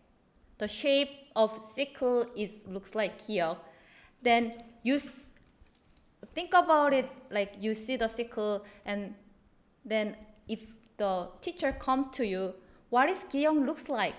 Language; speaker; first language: English; non-native, fluent; Korean